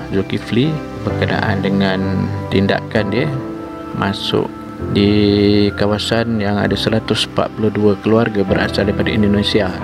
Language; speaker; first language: Malay; native; Malay